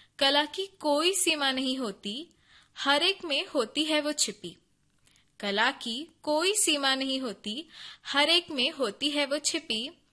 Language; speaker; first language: Hindi; non-native, local second language; Konkani